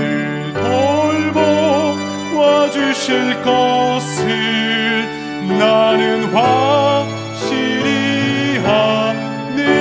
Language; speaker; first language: Korean; native; Korean